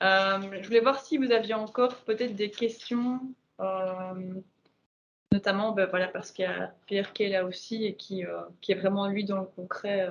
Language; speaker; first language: French; native; French